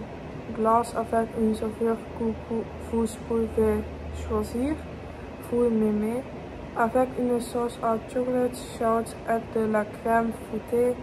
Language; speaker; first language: French; non-native, learner; Dutch